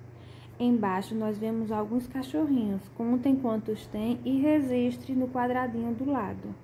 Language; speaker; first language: Portuguese; native; Portuguese